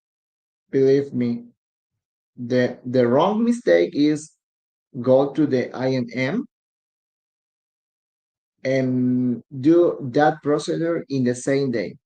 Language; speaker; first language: English; non-native, learner; Spanish